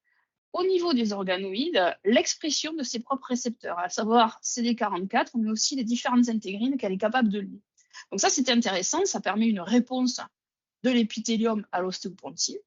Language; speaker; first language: French; native; French